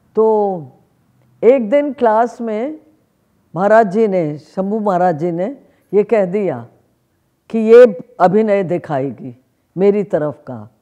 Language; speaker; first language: Hindi; native; Hindi